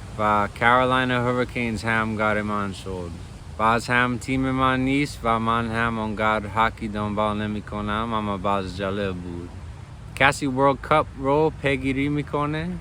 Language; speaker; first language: Persian; non-native, fluent; English